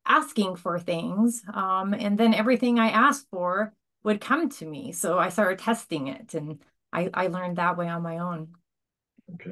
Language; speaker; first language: English; native; English